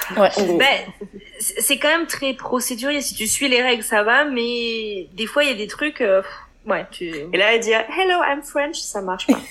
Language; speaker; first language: French; native; French